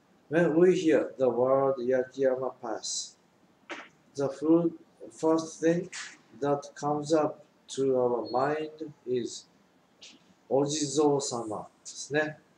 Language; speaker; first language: English; non-native, fluent; Japanese